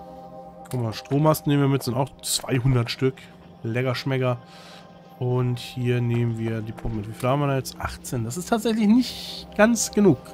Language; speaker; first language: German; native; German